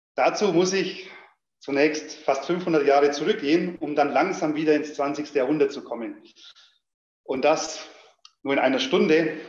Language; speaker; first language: German; native; German